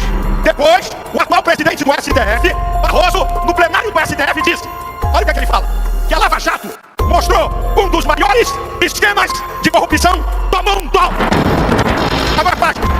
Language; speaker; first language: Portuguese; native; Portuguese